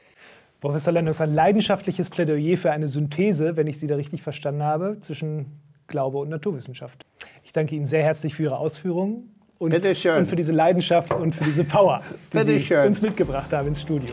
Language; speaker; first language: German; native; German